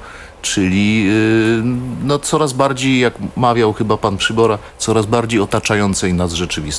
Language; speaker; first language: Polish; native; Polish